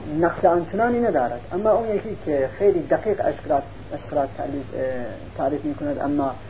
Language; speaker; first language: Persian; non-native, local second language; Central Kurdish